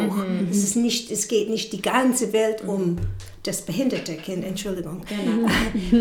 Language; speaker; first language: German; non-native, fluent; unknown